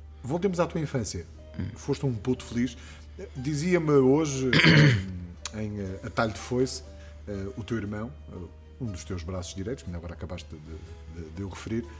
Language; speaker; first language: Portuguese; native; Portuguese